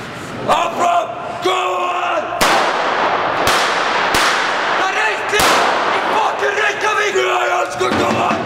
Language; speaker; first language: Icelandic; native; Icelandic